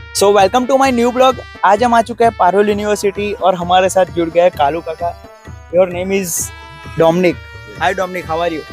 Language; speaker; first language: Hindi; non-native, local second language; Gujarati